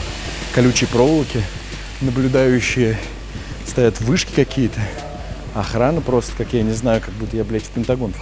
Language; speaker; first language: Russian; native; Russian